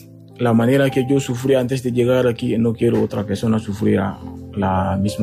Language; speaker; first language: Spanish; non-native, learner; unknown